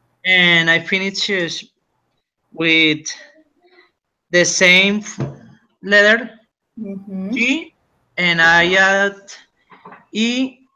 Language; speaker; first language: English; non-native, learner; Spanish